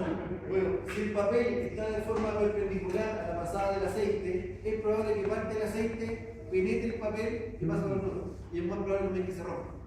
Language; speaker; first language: Spanish; native; Spanish